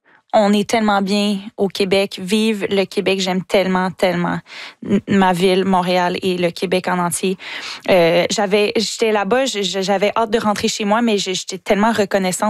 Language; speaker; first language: French; native; French